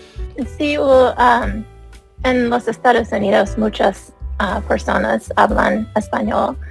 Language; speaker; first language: Spanish; non-native, learner; English